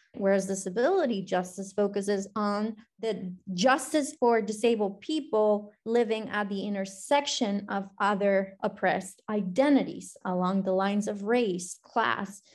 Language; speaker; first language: English; non-native, fluent; Spanish